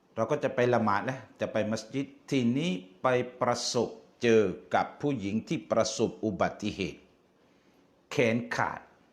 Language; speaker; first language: Thai; non-native, local second language; Malay